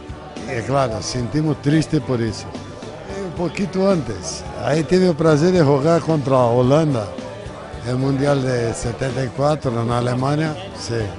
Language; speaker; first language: Spanish; non-native, fluent; Portuguese